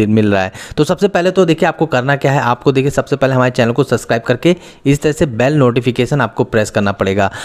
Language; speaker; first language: Hindi; native; Hindi